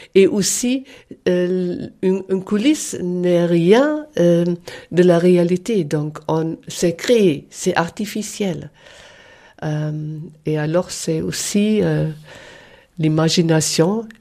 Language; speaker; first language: French; non-native, fluent; German